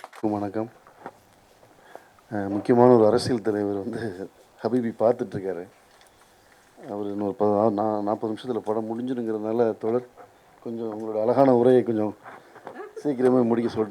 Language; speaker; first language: Tamil; native; Tamil